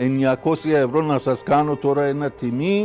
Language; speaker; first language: Greek; non-native, learner; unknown